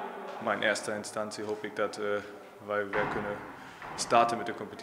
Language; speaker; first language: Dutch; non-native, fluent; German